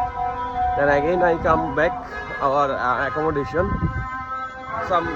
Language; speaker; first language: English; non-native, learner; Bangla